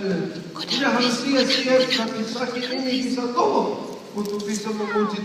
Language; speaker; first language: Indonesian; non-native, learner; English